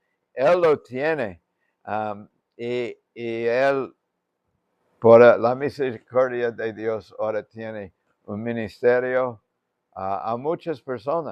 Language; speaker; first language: Spanish; non-native, fluent; English